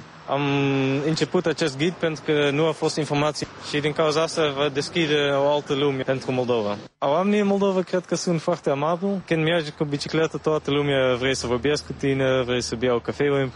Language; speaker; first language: Romanian; non-native, learner; Dutch